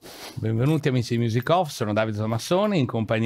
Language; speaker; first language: Italian; native; Italian